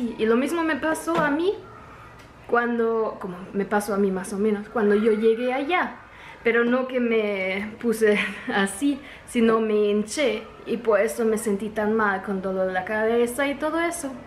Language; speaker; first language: Spanish; non-native, fluent; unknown